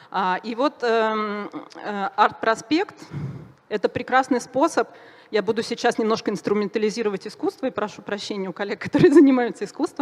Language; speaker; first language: Russian; native; Russian